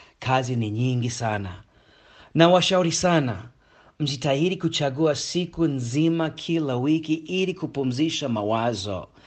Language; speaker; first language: Swahili; non-native, fluent; English